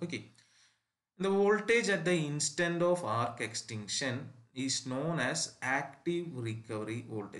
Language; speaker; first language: English; non-native, local second language; Malayalam